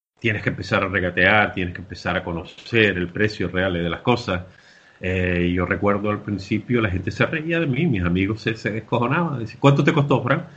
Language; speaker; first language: Spanish; native; Spanish